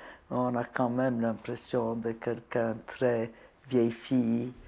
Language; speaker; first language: French; non-native, fluent; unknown